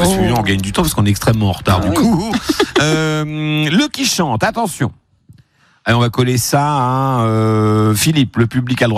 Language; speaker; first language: French; native; French